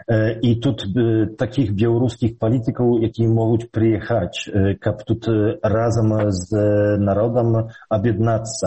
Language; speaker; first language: Belarusian; early bilingual, heritage; Polish